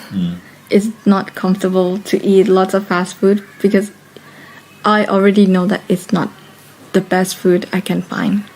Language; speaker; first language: English; non-native, fluent; Thai